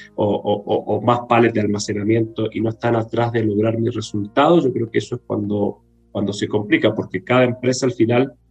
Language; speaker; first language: Spanish; native; Spanish